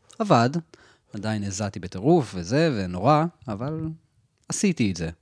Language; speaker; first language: Hebrew; native; Hebrew